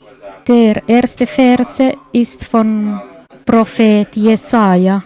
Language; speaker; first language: German; non-native, fluent; Swedish